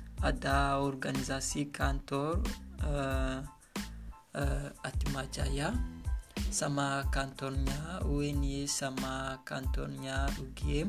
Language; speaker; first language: Indonesian; non-native, learner; Kinyarwanda